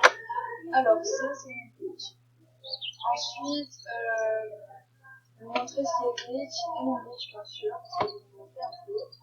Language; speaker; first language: French; native; French